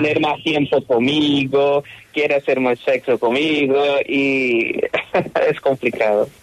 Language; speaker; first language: Spanish; non-native, learner; Portuguese